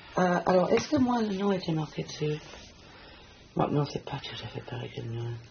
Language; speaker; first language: French; non-native, fluent; English